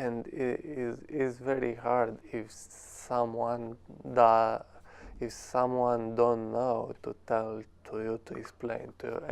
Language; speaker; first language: English; non-native, learner; Romanian